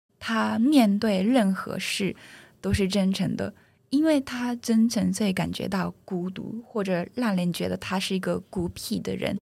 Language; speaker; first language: Chinese; non-native, fluent; Japanese